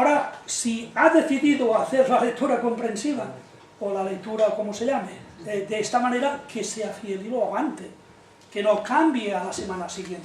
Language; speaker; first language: Spanish; native; Spanish